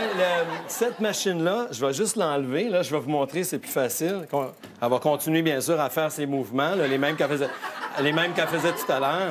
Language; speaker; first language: French; native; French